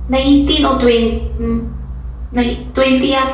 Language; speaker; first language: Filipino; non-native, learner; Chinese